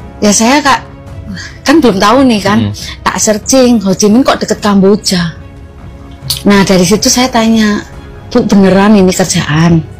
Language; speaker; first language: Indonesian; native; Indonesian